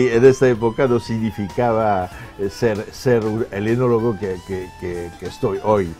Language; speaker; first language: Spanish; non-native, fluent; French